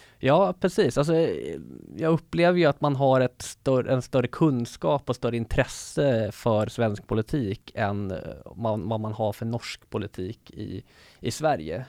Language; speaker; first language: Swedish; native; Swedish